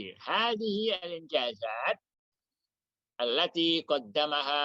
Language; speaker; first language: Arabic; non-native, fluent; Indonesian